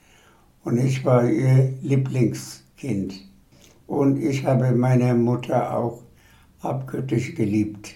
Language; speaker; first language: German; non-native, fluent; Bangla